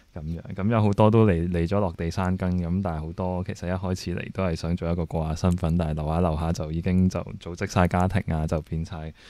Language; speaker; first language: Cantonese; native; Cantonese